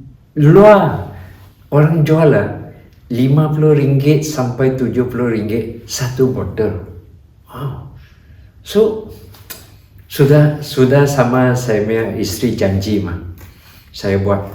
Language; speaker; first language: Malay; non-native, local second language; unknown